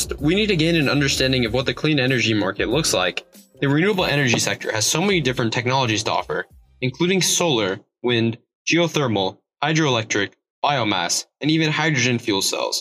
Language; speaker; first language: English; native; English